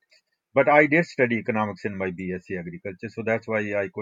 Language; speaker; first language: English; non-native, local second language; Punjabi